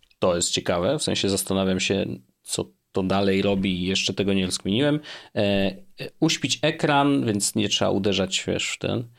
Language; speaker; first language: Polish; native; Polish